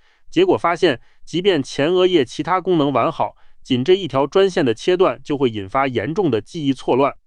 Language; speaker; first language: Chinese; native; Chinese